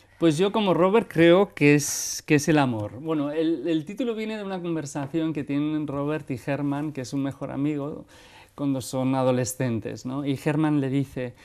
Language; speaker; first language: Spanish; non-native, local second language; Basque